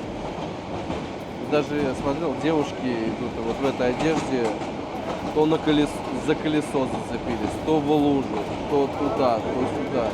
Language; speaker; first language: Russian; native; Russian